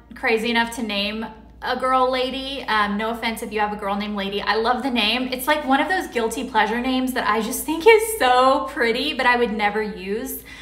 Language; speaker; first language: English; native; English